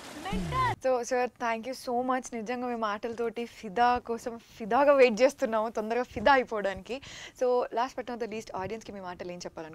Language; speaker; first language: Telugu; native; Telugu